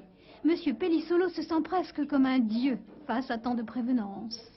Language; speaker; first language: French; native; French